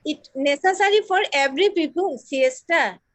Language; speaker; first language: English; non-native, learner; Assamese